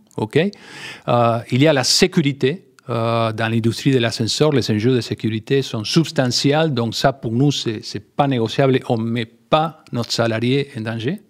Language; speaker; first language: French; non-native, fluent; Spanish